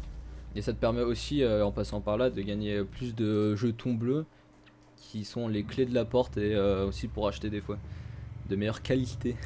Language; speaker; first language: French; native; French